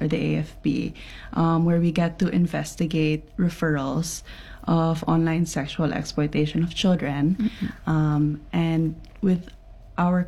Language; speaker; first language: English; non-native, local second language; Filipino